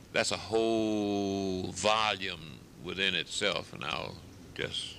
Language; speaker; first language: English; native; English